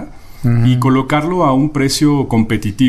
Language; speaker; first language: Spanish; native; Spanish